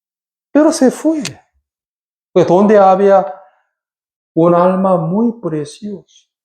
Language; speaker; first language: Spanish; non-native, learner; Korean